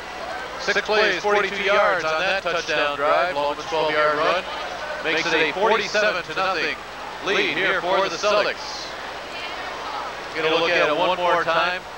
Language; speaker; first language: English; native; English